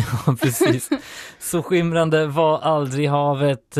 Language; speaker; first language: Swedish; native; Swedish